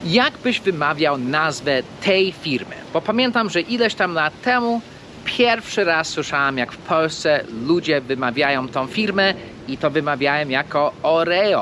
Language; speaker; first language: Polish; non-native, fluent; English